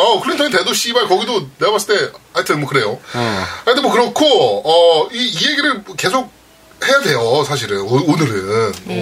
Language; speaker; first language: Korean; native; Korean